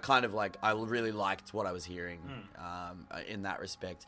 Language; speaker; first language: English; native; English